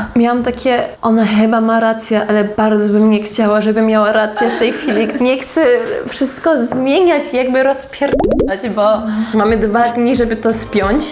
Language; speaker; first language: Polish; native; Polish